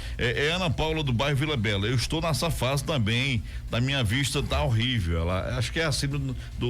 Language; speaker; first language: Portuguese; native; Portuguese